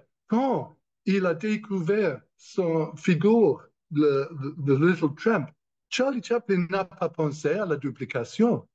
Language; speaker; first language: French; non-native, learner; English